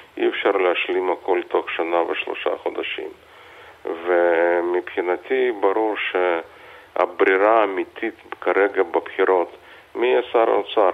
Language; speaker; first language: Hebrew; non-native, fluent; Russian